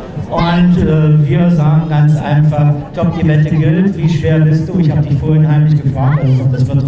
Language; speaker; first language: German; native; German